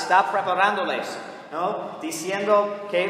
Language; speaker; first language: Spanish; non-native, fluent; English